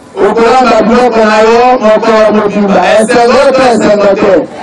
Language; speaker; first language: Lingala; native; Lingala